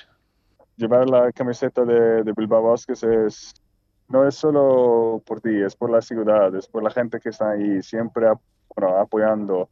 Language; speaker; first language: Spanish; non-native, fluent; Swedish